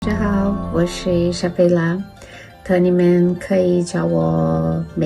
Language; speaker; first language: Chinese; non-native, learner; Portuguese